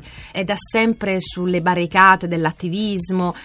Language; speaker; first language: Italian; native; Italian